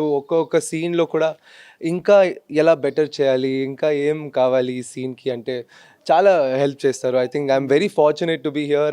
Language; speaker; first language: Telugu; non-native, fluent; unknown